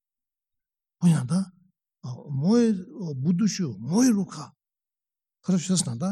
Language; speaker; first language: Russian; non-native, learner; Tibetan